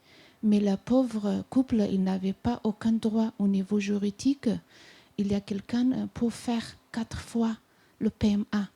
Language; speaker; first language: French; non-native, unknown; Persian